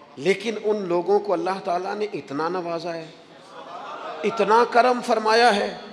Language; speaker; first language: Urdu; non-native, local second language; Punjabi